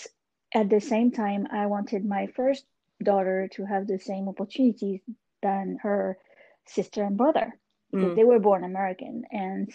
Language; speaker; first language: English; non-native, fluent; French